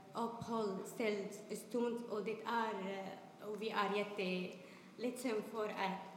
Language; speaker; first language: Swedish; non-native, learner; Arabic